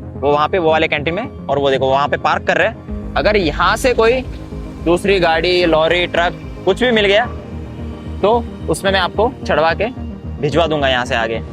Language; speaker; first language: Hindi; non-native, local second language; Kannada